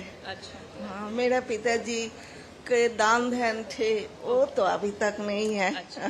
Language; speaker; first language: Hindi; non-native, local second language; Bangla